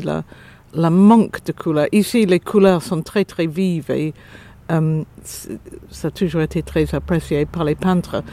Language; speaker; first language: French; non-native, fluent; English